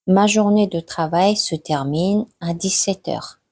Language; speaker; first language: French; non-native, fluent; Mongolian